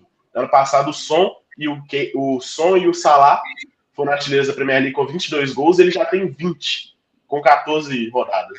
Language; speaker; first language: Portuguese; native; Portuguese